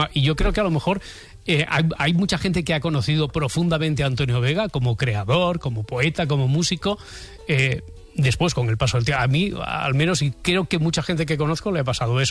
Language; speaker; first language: Spanish; native; Spanish